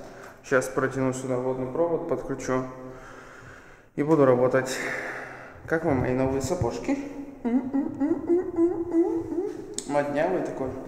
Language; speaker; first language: Russian; native; Russian